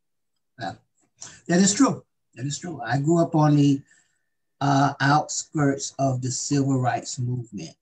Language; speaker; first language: English; native; English